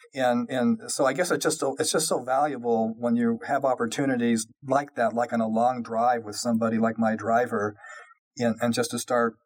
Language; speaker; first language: English; native; English